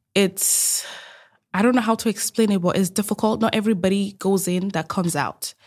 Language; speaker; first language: English; non-native, local second language; Igbo